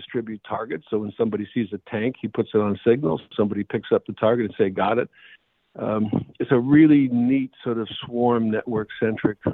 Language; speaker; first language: English; native; English